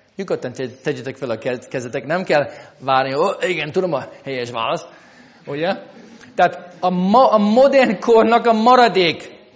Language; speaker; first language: Hungarian; non-native, fluent; English